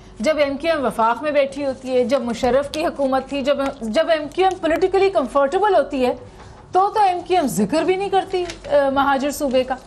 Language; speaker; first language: Urdu; native; Urdu